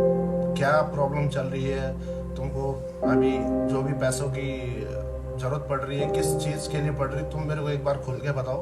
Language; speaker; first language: Hindi; native; Hindi